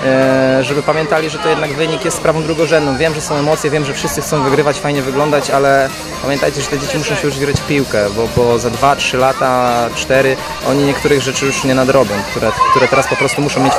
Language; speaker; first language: Polish; native; Polish